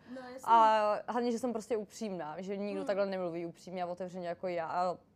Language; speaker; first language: Czech; native; Czech